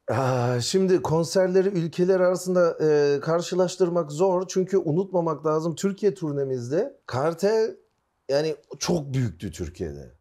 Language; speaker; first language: Turkish; early bilingual, heritage; Turkish